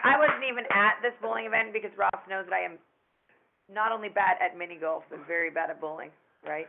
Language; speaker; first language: English; native; English